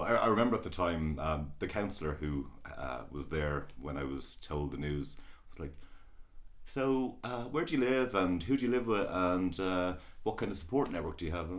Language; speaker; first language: English; native; English